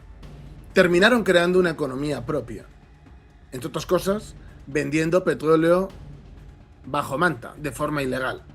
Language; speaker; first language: Spanish; native; Spanish